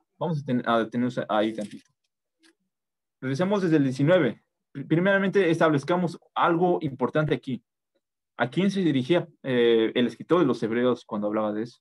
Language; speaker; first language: Spanish; native; Spanish